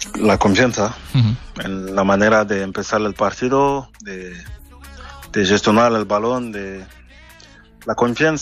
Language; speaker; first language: Spanish; non-native, fluent; French